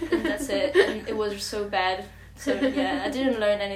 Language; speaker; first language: English; non-native, fluent; French